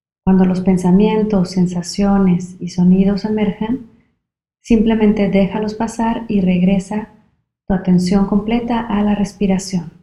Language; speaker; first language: Spanish; native; Spanish